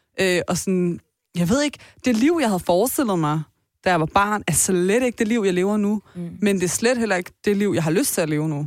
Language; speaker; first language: Danish; early bilingual, other home language; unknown